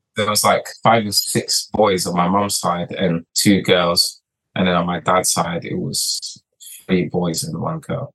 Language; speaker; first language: English; early bilingual, other home language; Portuguese